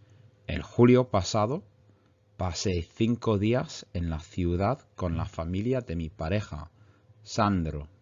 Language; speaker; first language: Spanish; non-native, fluent; English